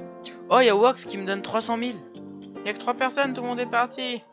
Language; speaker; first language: French; native; French